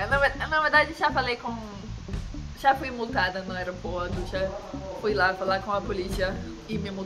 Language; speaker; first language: Portuguese; non-native, fluent; Danish